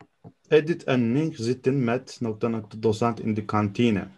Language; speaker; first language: Dutch; non-native, fluent; Turkish